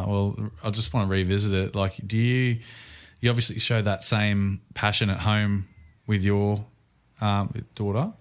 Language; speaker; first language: English; native; English